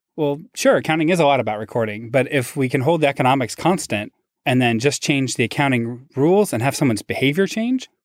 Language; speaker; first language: English; native; English